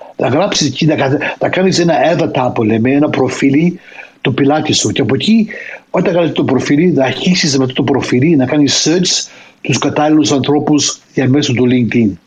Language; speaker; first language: Greek; early bilingual, heritage; Greek